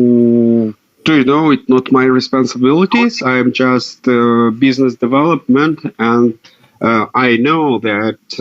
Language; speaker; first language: English; non-native, fluent; Russian